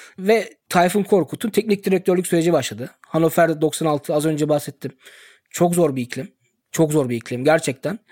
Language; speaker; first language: Turkish; early bilingual, heritage; Turkish